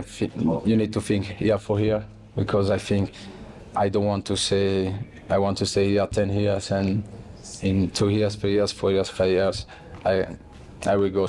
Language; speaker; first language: English; non-native, fluent; Italian